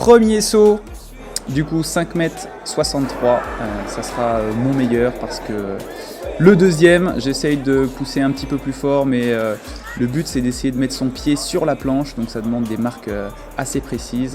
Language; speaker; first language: French; native; French